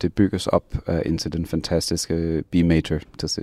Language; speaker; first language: Danish; non-native, fluent; English